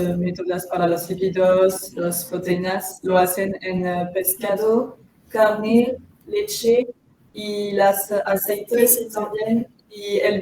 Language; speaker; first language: Spanish; non-native, learner; French